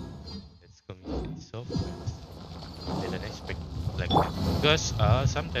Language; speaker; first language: English; non-native, learner; Indonesian